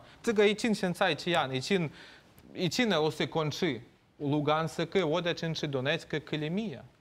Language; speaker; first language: Chinese; non-native, fluent; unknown